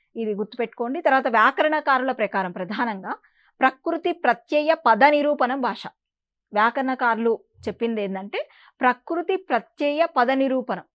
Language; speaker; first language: Telugu; native; Telugu